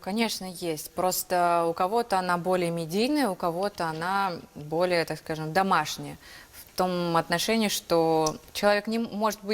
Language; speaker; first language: Russian; native; Russian